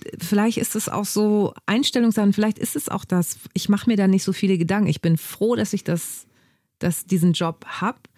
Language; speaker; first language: German; early bilingual, other home language; Greek